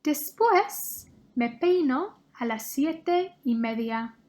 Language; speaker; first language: Spanish; non-native, fluent; English